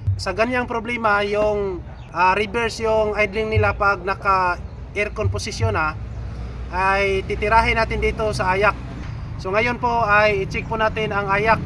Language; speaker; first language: Filipino; non-native, local second language; Cebuano